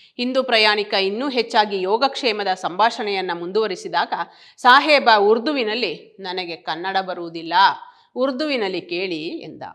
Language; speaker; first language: Kannada; native; Kannada